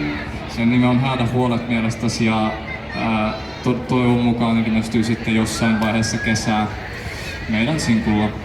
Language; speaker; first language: Finnish; native; Finnish